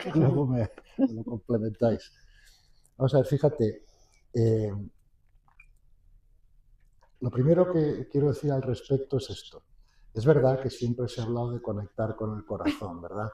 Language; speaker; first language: Spanish; native; Spanish